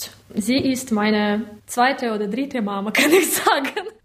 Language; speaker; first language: German; non-native, learner; Russian